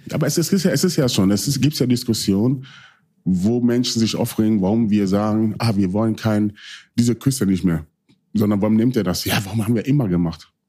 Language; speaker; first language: German; early bilingual, other home language; Akan